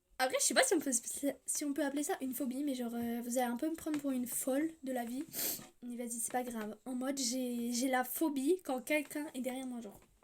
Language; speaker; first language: French; native; French